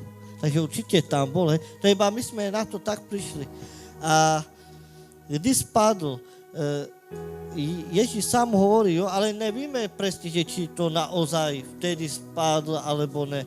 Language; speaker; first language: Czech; non-native, learner; Slovak